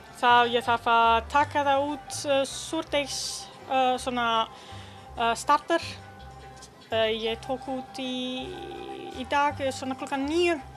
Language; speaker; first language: Icelandic; non-native, learner; Italian